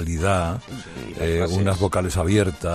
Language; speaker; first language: Spanish; native; Spanish